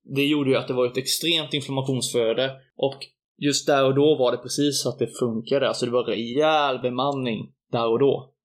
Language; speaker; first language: Swedish; native; Swedish